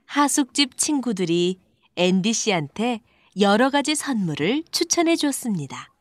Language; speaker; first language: Korean; non-native, learner; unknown